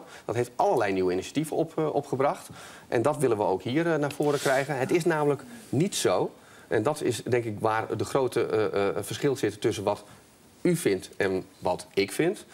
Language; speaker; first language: Dutch; native; Dutch